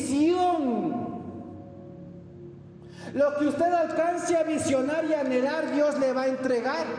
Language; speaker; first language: Spanish; native; Spanish